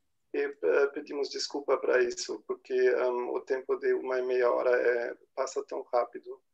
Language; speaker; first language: Portuguese; non-native, fluent; German